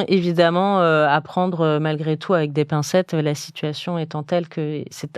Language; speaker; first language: French; native; French